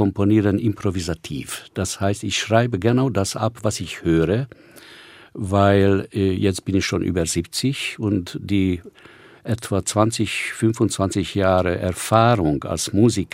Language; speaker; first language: German; non-native, fluent; Hungarian